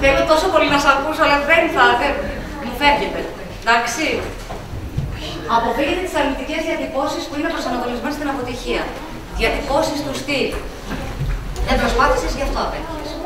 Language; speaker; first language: Greek; native; Greek